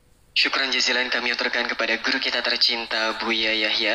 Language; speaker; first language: Indonesian; native; Indonesian